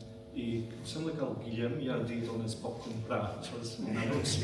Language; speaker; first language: Catalan; non-native, fluent; English